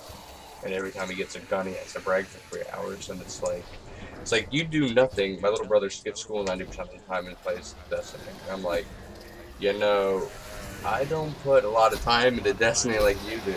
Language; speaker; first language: English; native; English